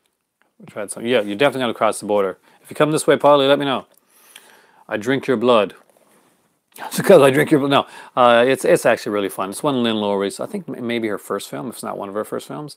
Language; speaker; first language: English; native; English